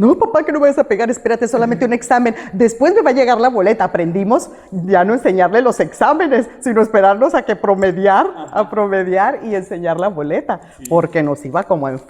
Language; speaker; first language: Spanish; native; Spanish